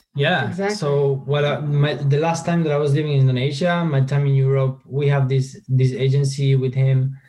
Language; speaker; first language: English; non-native, fluent; Spanish